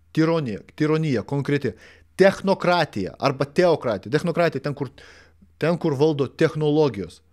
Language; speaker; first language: Lithuanian; non-native, local second language; Russian